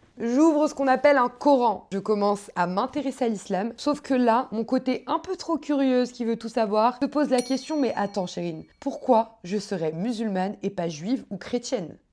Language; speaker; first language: French; native; French